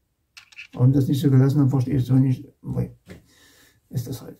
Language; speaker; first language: German; native; German